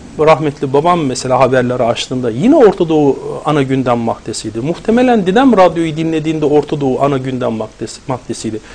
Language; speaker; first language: Turkish; native; Turkish